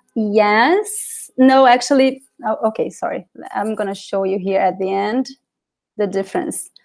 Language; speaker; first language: English; non-native, fluent; Portuguese